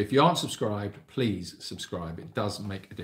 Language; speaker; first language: English; native; English